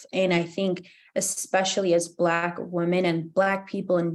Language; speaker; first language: English; native; English